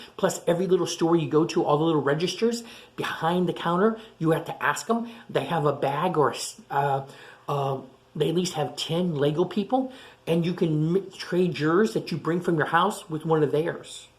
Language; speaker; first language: English; native; English